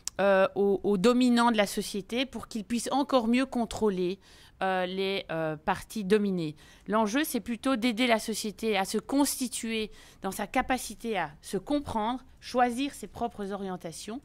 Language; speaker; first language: French; native; French